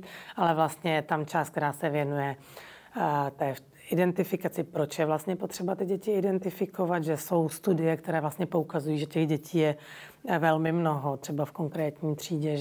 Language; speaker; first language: Czech; native; Czech